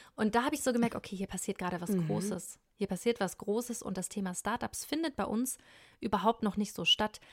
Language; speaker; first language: German; native; German